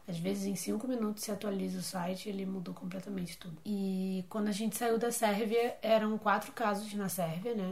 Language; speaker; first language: Portuguese; native; Portuguese